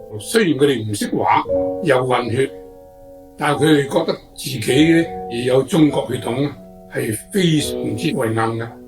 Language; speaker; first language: Cantonese; native; Cantonese